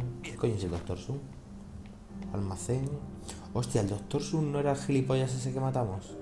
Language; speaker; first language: Spanish; native; Spanish